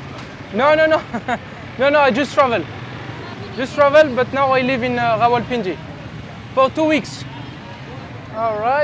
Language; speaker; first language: English; non-native, learner; French